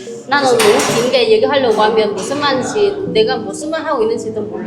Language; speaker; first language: Korean; non-native, learner; Vietnamese